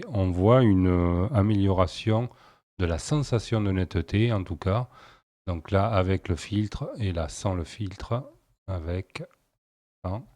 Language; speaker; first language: French; native; French